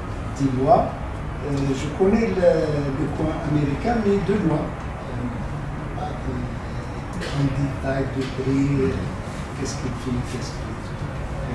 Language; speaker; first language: French; non-native, local second language; Arabic